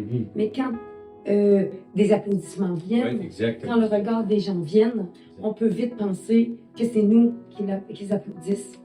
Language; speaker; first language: French; native; French